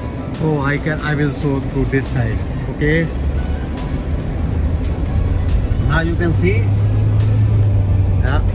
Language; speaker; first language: English; non-native, local second language; Hindi